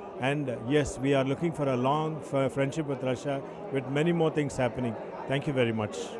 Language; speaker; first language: English; non-native, local second language; Tamil